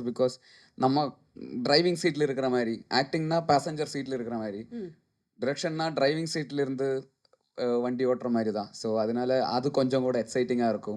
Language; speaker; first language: Tamil; non-native, learner; Malayalam